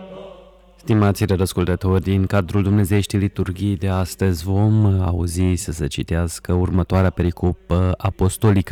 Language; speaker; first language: Romanian; native; Romanian